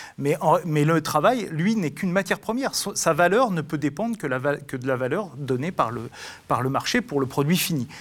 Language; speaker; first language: French; native; French